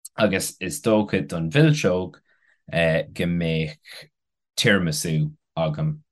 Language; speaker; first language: Irish; non-native, local second language; English